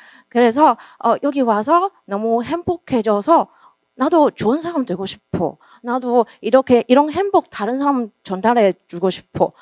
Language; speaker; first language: Korean; non-native, learner; Chinese